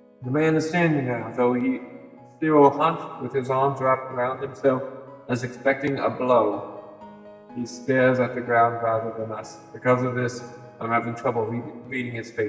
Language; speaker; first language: English; native; English